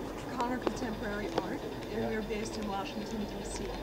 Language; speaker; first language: English; native; English